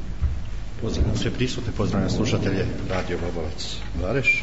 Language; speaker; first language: Croatian; native; Croatian